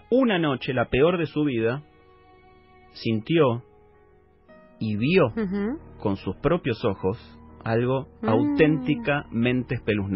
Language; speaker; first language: Spanish; native; Spanish